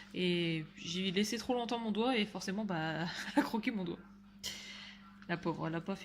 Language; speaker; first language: French; native; French